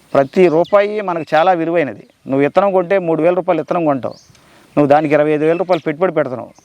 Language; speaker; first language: Telugu; native; Telugu